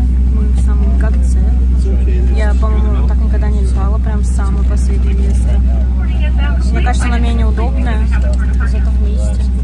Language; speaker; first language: Russian; native; Russian